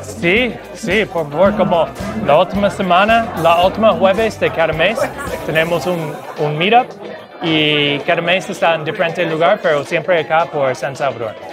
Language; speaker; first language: Spanish; non-native, fluent; English